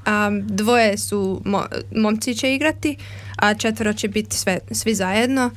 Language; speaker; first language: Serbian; early bilingual, heritage; Serbian